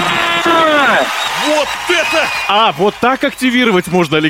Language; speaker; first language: Russian; native; Russian